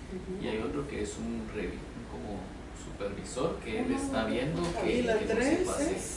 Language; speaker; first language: Spanish; native; Spanish